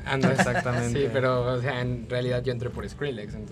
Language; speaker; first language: Spanish; native; Spanish